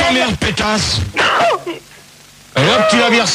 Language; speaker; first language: French; native; French